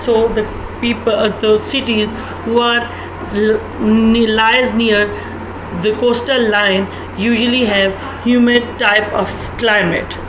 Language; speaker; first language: English; non-native, local second language; Urdu